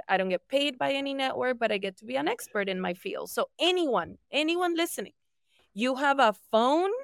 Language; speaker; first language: English; non-native, fluent; Spanish